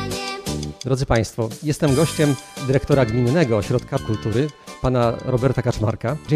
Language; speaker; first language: Polish; native; Polish